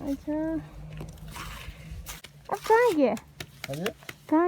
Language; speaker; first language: Hindi; non-native, local second language; Tibetan